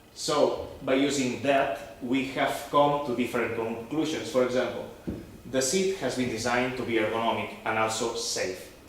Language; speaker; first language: English; non-native, fluent; Catalan